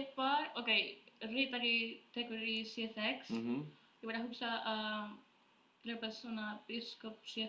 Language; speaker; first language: Icelandic; non-native, learner; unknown